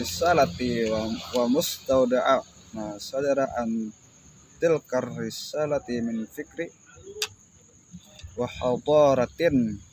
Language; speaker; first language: Arabic; non-native, learner; Indonesian